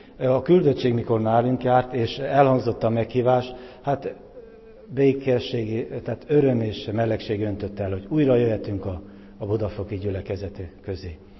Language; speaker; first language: Hungarian; native; Hungarian